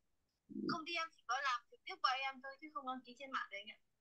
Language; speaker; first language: Vietnamese; native; Vietnamese